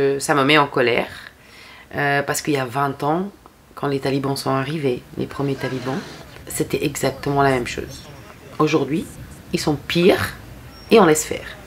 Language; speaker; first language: French; non-native, fluent; Persian